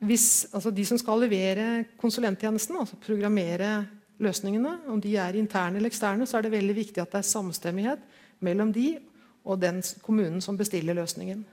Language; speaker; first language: Norwegian; native; Norwegian